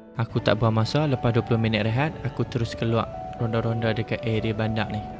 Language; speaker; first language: Malay; native; Malay